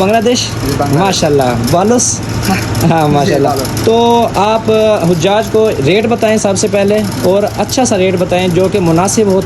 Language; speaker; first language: Hindi; native; Hindi